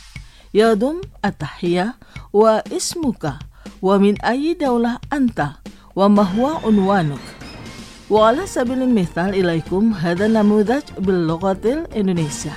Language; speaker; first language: Arabic; non-native, fluent; Indonesian